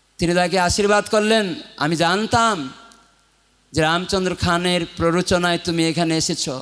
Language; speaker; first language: Bangla; non-native, fluent; Odia